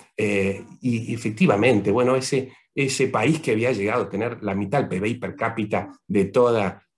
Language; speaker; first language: Spanish; native; Spanish